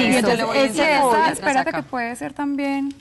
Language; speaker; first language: Spanish; native; Spanish